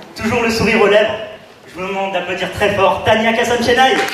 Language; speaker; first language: French; native; French